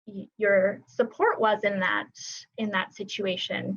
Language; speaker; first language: English; native; English